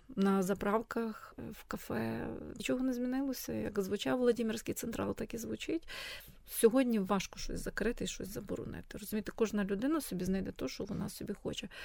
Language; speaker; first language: Ukrainian; native; Ukrainian